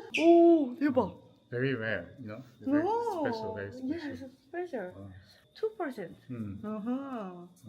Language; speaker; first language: English; non-native, learner; Korean